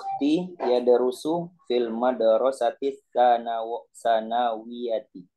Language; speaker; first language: Arabic; non-native, learner; Indonesian